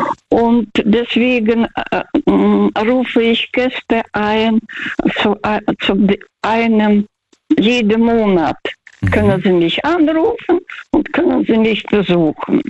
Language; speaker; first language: German; non-native, learner; Russian